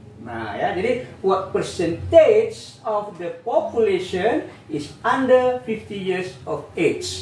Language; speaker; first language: English; non-native, fluent; Indonesian